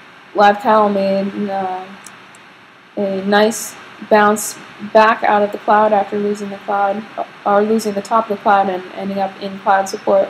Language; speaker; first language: English; native; English